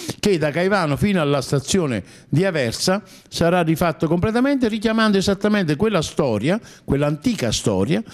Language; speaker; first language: Italian; native; Italian